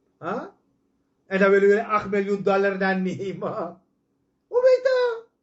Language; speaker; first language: Dutch; native; Dutch